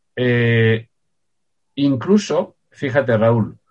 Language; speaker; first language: Spanish; native; Spanish